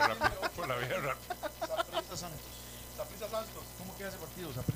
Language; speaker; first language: Spanish; native; Spanish